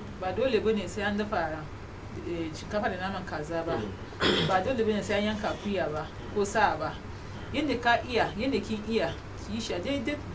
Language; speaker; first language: Hausa; non-native, local second language; Igbo